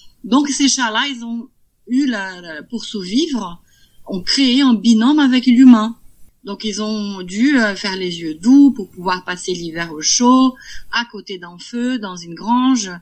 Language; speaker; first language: French; non-native, fluent; Portuguese